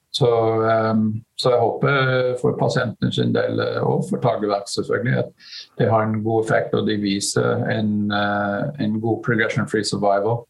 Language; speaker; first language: Norwegian; non-native, fluent; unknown